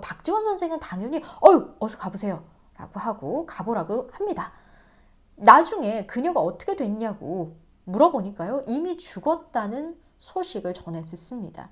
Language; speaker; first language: Korean; native; Korean